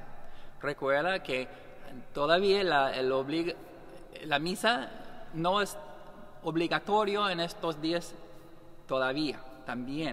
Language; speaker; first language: Spanish; non-native, learner; English